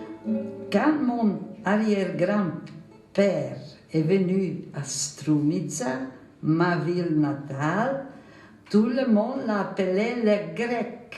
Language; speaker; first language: French; non-native, fluent; Macedonian